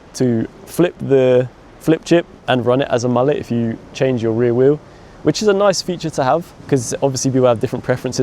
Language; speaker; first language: English; native; English